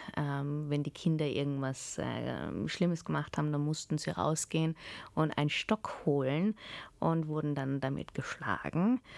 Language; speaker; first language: German; early bilingual, heritage; German